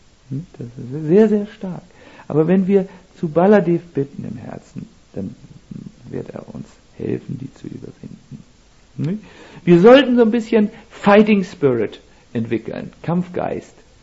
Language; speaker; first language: German; native; German